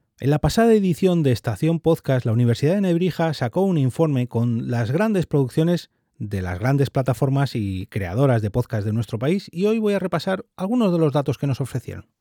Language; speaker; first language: Spanish; native; Spanish